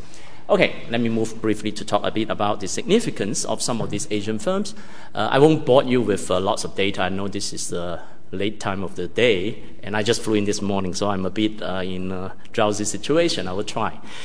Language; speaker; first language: English; non-native, local second language; Cantonese